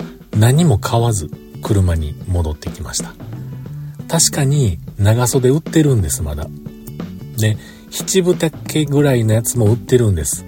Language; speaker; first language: Japanese; native; Japanese